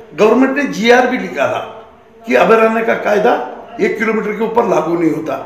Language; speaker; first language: Hindi; non-native, local second language; Marathi